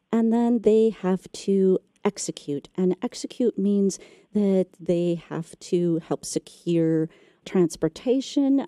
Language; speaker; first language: English; native; English